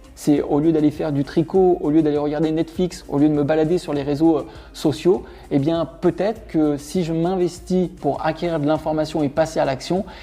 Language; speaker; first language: French; native; French